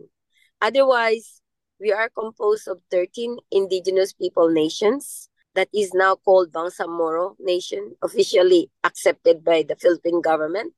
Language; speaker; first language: English; non-native, local second language; Maranao